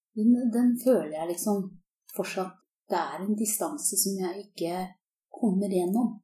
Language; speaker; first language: Norwegian; early bilingual, other home language; Korean